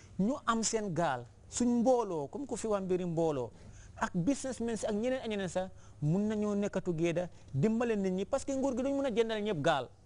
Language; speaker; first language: Wolof; non-native, local second language; Fula